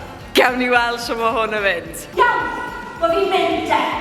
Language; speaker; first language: Welsh; native; Welsh